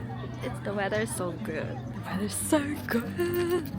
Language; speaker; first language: English; non-native, learner; Chinese